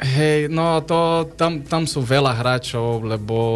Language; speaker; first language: Slovak; non-native, learner; Portuguese